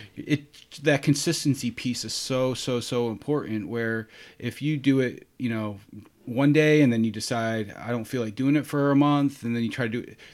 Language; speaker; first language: English; native; English